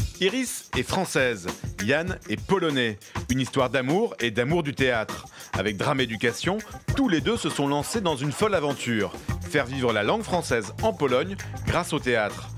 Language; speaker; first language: French; native; French